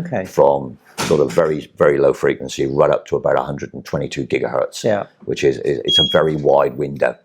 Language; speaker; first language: English; native; English